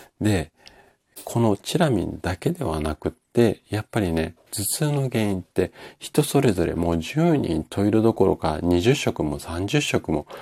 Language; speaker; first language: Japanese; native; Japanese